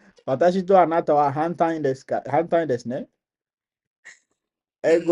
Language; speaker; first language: Japanese; non-native, learner; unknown